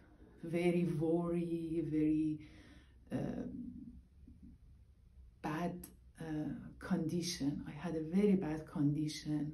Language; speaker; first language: English; non-native, learner; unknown